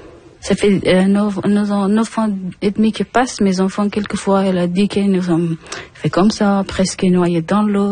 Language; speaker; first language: French; non-native, learner; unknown